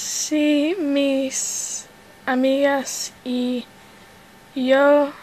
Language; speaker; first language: Spanish; non-native, learner; English